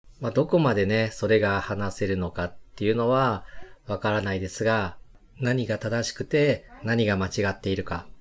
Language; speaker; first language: Japanese; native; Japanese